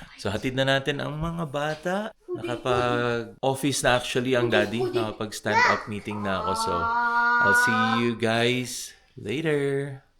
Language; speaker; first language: Filipino; non-native, local second language; Cebuano